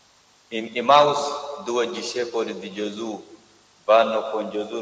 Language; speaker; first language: Italian; non-native, learner; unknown